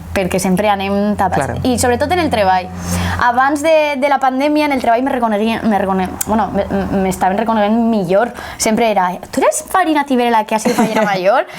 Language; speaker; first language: Catalan; native; Catalan